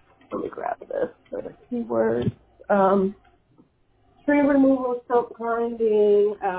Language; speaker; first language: English; early bilingual, other home language; Spanish